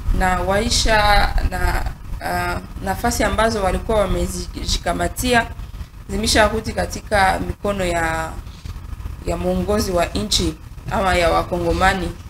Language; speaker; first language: Swahili; native; Swahili